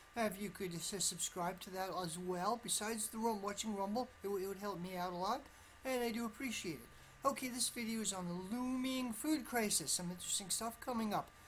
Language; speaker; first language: English; native; English